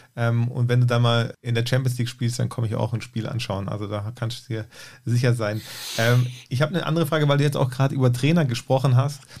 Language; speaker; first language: German; native; German